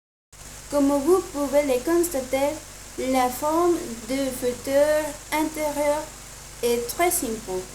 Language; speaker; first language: French; non-native, learner; Spanish